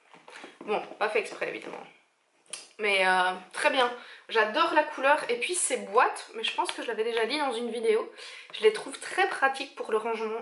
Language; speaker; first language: French; native; French